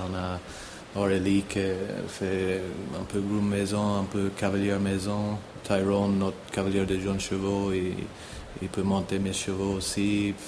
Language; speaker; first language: French; non-native, learner; English